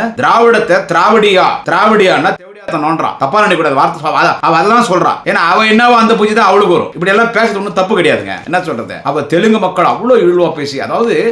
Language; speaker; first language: Tamil; non-native, local second language; Telugu